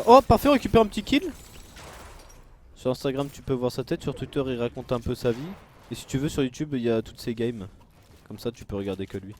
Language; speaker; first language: French; native; French